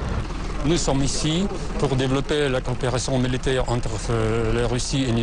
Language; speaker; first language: French; non-native, fluent; Russian